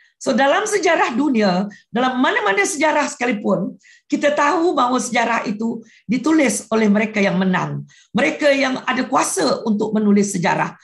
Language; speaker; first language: Malay; non-native, local second language; Iban